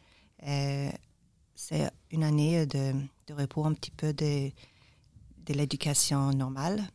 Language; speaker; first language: French; non-native, learner; English